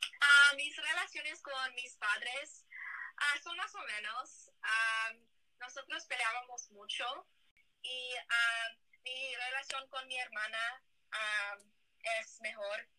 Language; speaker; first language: Spanish; non-native, learner; English